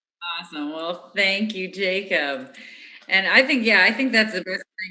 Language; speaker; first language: English; native; English